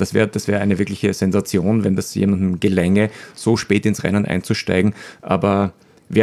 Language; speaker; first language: German; native; German